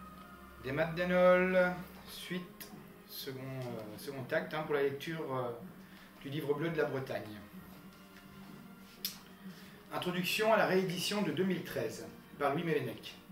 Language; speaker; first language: French; native; French